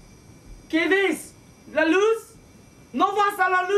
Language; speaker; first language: Spanish; non-native, learner; English